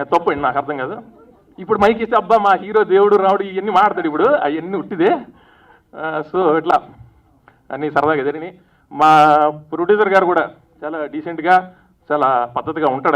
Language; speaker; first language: Telugu; native; Telugu